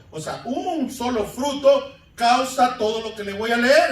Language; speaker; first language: Spanish; native; Spanish